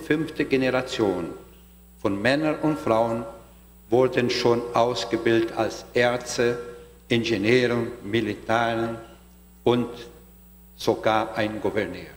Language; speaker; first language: German; non-native, learner; Portuguese